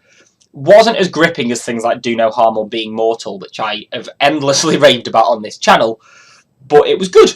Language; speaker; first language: English; native; English